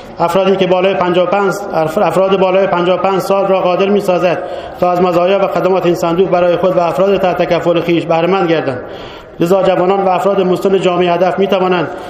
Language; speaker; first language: Persian; non-native, local second language; Baluchi